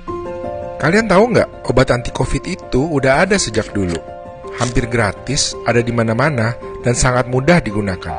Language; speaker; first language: Indonesian; native; Indonesian